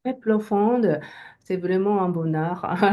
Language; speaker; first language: French; non-native, learner; Japanese